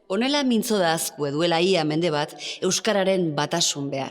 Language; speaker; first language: Basque; native; Basque